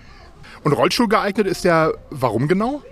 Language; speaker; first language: German; native; German